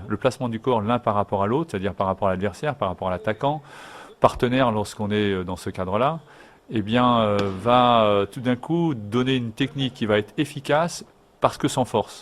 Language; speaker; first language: French; native; French